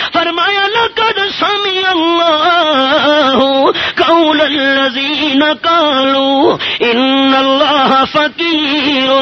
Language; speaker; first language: Urdu; non-native, local second language; Pashto